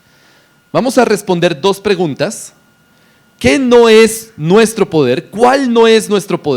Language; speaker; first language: Spanish; native; Spanish